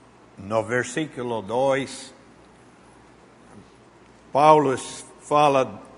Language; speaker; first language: Portuguese; non-native, fluent; Spanish